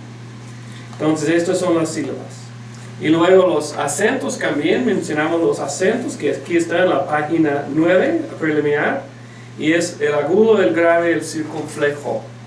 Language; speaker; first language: Spanish; non-native, fluent; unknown